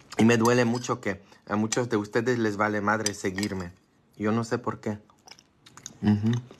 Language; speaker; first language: Spanish; non-native, fluent; Polish